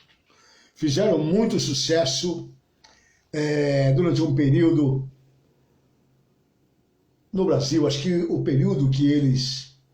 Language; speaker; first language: Portuguese; native; Portuguese